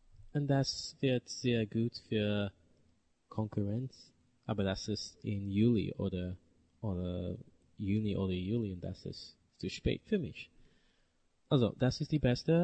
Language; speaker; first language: German; non-native, learner; English